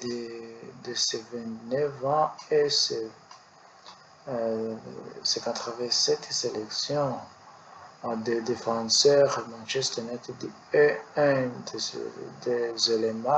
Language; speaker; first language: French; non-native, learner; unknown